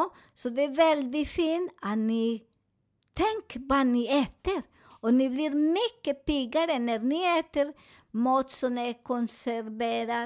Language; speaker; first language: Swedish; non-native, learner; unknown